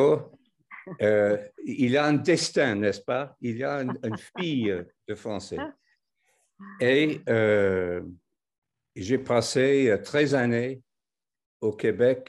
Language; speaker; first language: French; non-native, fluent; English